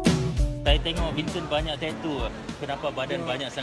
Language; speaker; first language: Malay; native; Malay